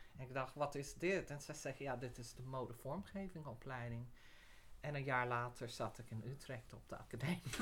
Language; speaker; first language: Dutch; non-native, fluent; English